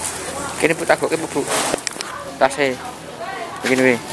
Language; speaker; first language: Indonesian; non-native, local second language; Javanese